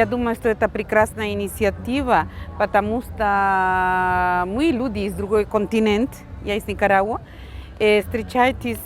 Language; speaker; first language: Russian; non-native, learner; Spanish